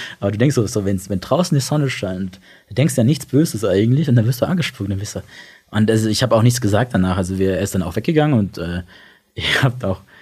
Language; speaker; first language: German; early bilingual, other home language; Italian